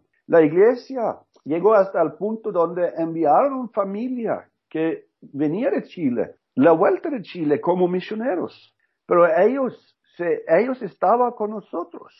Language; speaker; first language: Spanish; non-native, learner; Norwegian